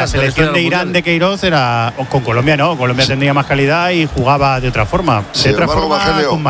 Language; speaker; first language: Spanish; native; Spanish